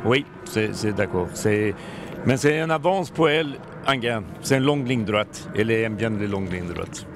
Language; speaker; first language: French; non-native, learner; Swedish